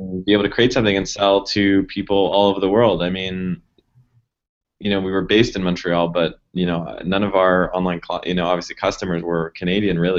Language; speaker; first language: English; native; English